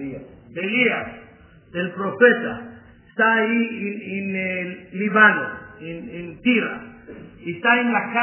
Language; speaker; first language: Spanish; non-native, learner; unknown